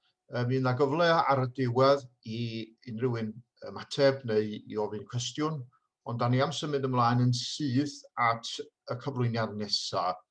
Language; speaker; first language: Welsh; native; Welsh